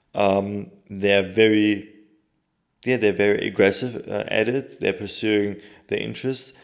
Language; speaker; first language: English; non-native, fluent; Turkish